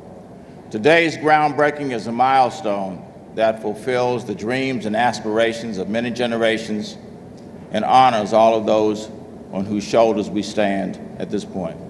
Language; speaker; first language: English; native; English